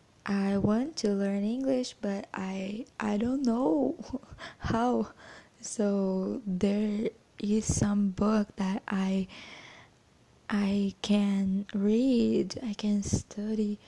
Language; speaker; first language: English; non-native, fluent; Portuguese